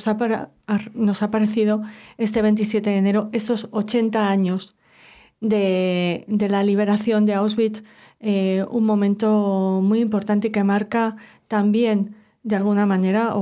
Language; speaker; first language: Spanish; native; Spanish